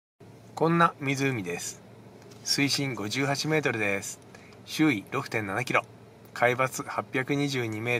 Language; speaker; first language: Japanese; native; Japanese